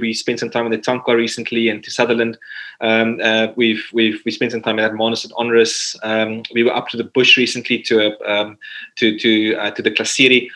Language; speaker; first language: English; non-native, local second language; Afrikaans